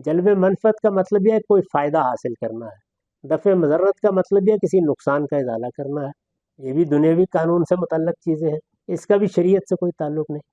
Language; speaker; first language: Urdu; non-native, local second language; Punjabi